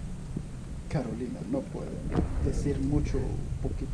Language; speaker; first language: Spanish; non-native, learner; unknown